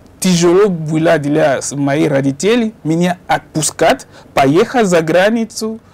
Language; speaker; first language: Russian; non-native, learner; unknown